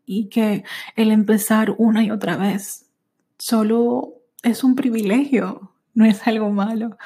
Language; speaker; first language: Spanish; early bilingual, heritage; Spanish